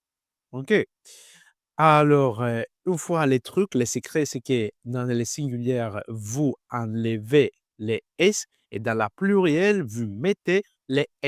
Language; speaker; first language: French; non-native, learner; Greek